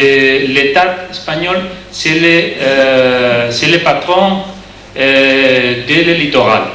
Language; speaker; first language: French; non-native, learner; Spanish